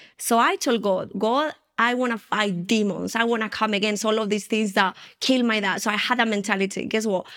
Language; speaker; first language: English; non-native, fluent; Spanish